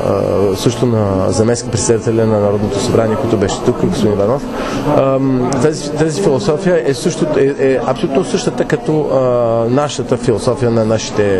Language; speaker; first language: Bulgarian; non-native, fluent; French